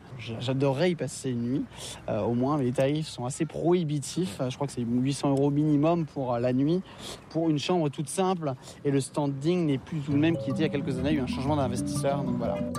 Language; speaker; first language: French; native; French